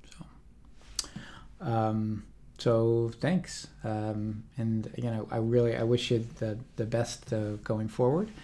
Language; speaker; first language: English; native; English